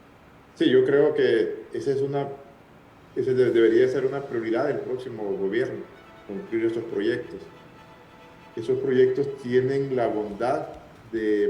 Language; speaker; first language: Spanish; native; Spanish